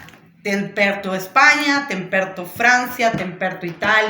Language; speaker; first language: Portuguese; non-native, learner; Spanish